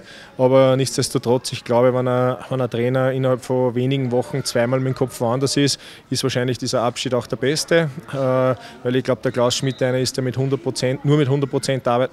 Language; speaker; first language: German; native; German